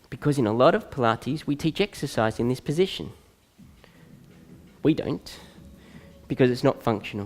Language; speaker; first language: English; native; English